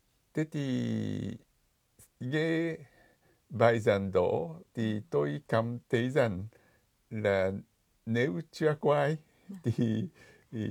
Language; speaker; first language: Vietnamese; non-native, fluent; Japanese